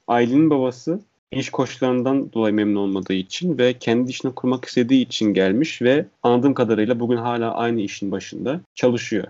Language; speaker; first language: Turkish; native; Turkish